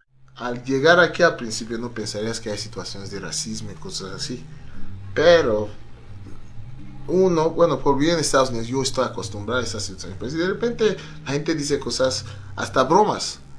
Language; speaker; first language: Spanish; non-native, fluent; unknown